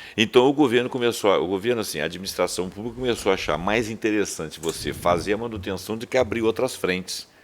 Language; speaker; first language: Portuguese; native; Portuguese